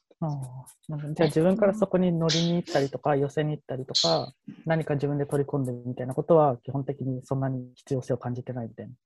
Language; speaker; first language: Japanese; native; Japanese